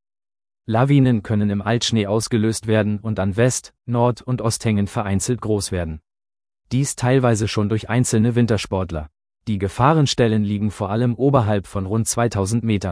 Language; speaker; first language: German; native; German